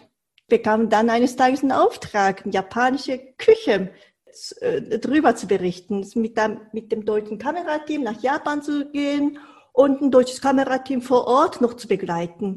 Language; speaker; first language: German; non-native, fluent; Japanese